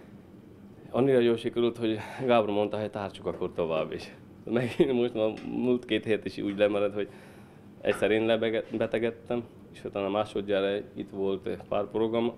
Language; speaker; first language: Hungarian; non-native, learner; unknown